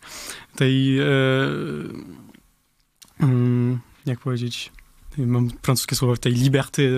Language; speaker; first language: Polish; early bilingual, heritage; Polish